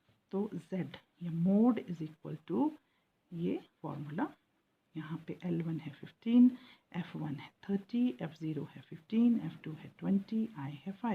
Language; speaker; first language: Hindi; native; Hindi